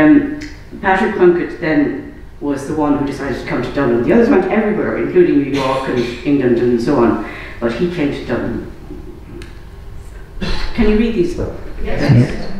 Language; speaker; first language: English; native; English